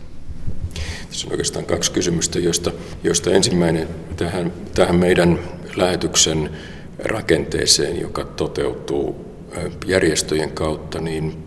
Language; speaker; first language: Finnish; native; Finnish